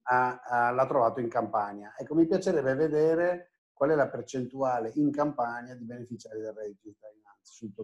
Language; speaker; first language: Italian; native; Italian